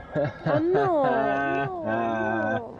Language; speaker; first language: French; native; French